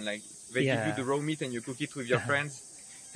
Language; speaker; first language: English; non-native, fluent; French